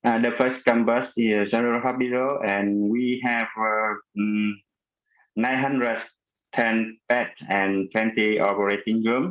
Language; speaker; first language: English; non-native, fluent; Vietnamese